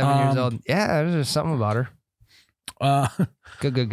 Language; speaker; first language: English; native; English